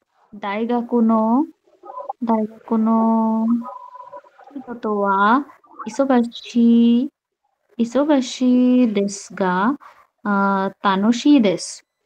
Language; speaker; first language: Japanese; non-native, learner; Bangla